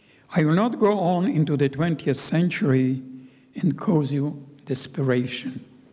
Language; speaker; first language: English; non-native, fluent; Hebrew